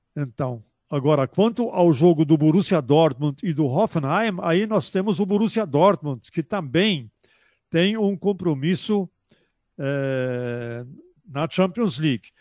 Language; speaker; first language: Portuguese; early bilingual, other home language; German